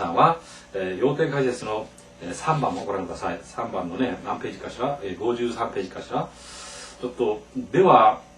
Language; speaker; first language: Japanese; non-native, fluent; Korean